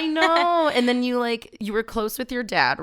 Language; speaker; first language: English; native; English